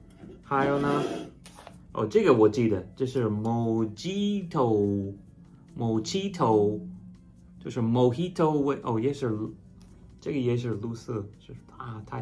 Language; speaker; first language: Chinese; non-native, fluent; English